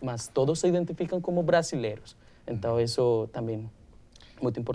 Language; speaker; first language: Portuguese; non-native, learner; Spanish